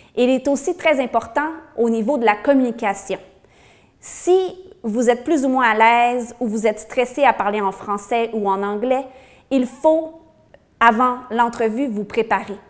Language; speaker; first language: French; native; French